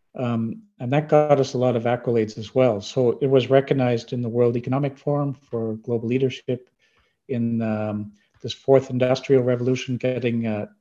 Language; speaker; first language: English; native; English